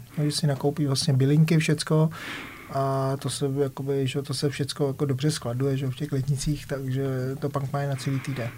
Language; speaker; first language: Czech; early bilingual, other home language; Vietnamese